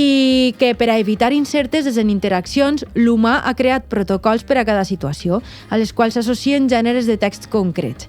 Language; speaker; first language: Catalan; native; Catalan